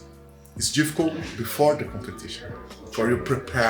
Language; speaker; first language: English; non-native, learner; Portuguese